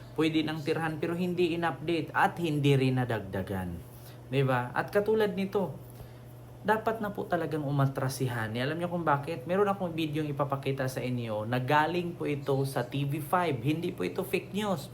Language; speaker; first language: Filipino; native; Filipino